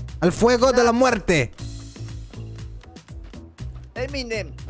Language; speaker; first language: Spanish; non-native, learner; French